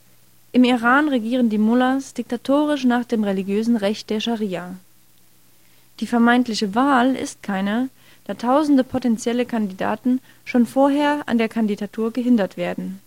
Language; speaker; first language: German; native; German